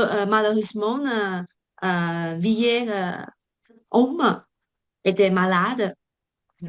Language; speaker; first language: French; non-native, learner; Chinese